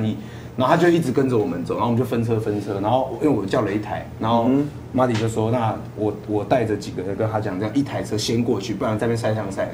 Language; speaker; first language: Chinese; native; Chinese